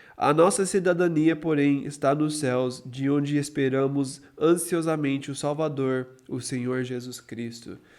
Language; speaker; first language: Portuguese; non-native, fluent; English